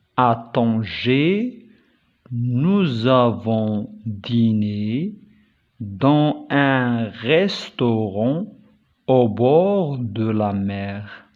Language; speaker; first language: French; non-native, local second language; Arabic